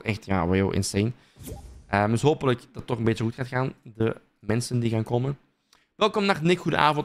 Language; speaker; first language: Dutch; native; Dutch